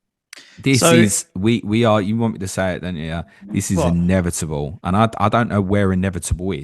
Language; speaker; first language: English; native; English